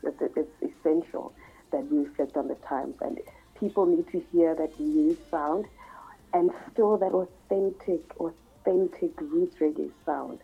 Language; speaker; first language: English; non-native, local second language; Southern Sotho